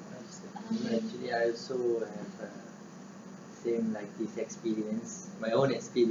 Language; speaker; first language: English; non-native, learner; Malay